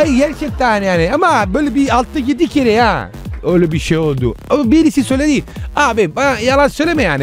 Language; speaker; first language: Turkish; non-native, fluent; Italian